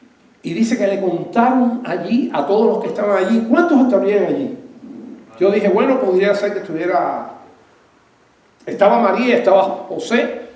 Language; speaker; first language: Spanish; native; Spanish